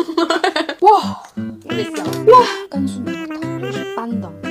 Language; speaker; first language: Chinese; non-native, fluent; Korean